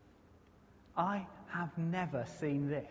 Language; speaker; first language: English; native; English